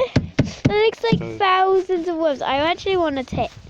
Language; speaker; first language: English; native; English